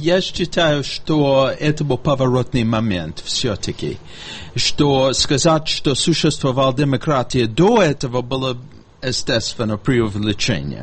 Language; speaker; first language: Russian; non-native, fluent; English